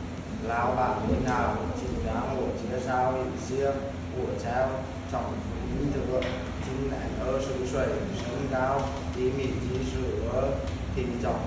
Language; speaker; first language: Chinese; non-native, learner; Vietnamese